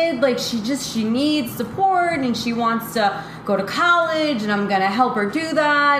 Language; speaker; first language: English; native; English